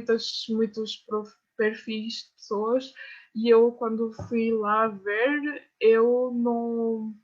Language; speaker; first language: Portuguese; non-native, fluent; French